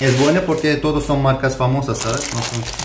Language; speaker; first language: Spanish; non-native, fluent; Turkish